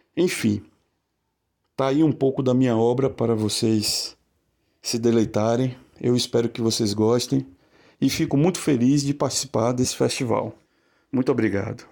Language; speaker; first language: Portuguese; native; Portuguese